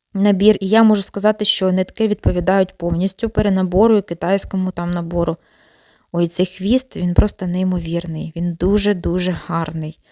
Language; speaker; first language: Ukrainian; non-native, local second language; Russian